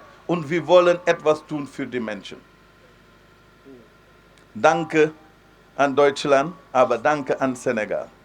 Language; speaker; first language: German; non-native, fluent; Wolof